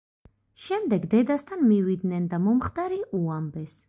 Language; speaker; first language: Georgian; native; Georgian